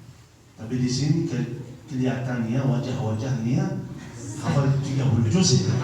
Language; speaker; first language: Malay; non-native, fluent; Arabic